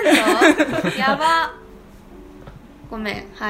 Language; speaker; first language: Japanese; native; Japanese